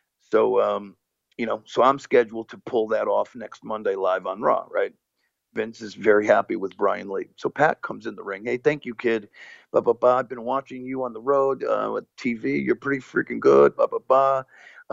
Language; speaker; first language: English; early bilingual, other home language; Portuguese